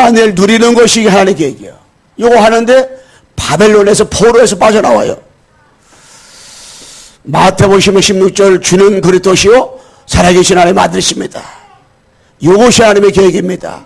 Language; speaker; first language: Korean; native; Korean